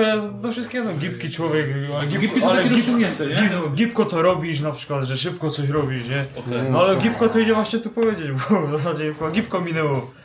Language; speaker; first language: Polish; native; Polish